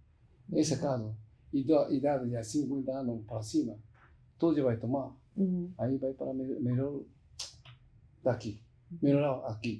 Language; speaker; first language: Portuguese; non-native, learner; Japanese